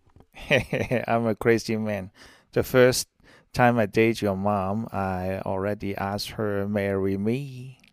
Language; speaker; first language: English; non-native, local second language; Cantonese